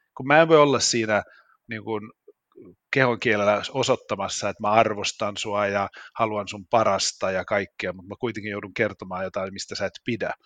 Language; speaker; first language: Finnish; non-native, local second language; Swedish